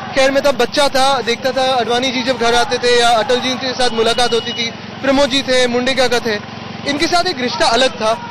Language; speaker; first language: Hindi; non-native, local second language; Marathi